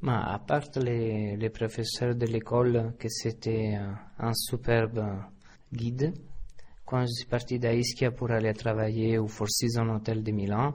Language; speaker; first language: French; non-native, fluent; Italian